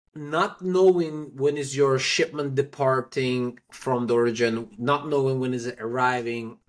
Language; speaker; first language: English; non-native, fluent; Turkish